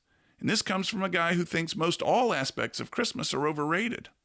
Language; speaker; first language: English; native; English